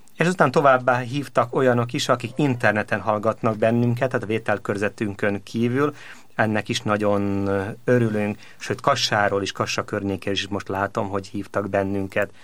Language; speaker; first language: Hungarian; native; Hungarian